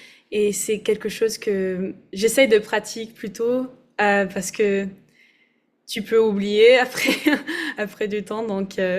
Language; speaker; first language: French; non-native, learner; English